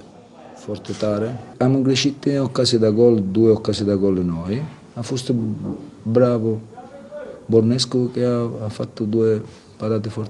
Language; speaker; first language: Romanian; non-native, learner; Italian